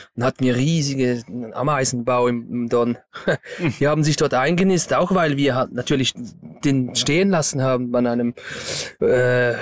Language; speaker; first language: German; native; German